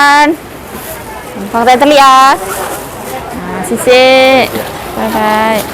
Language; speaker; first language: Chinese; non-native, learner; Indonesian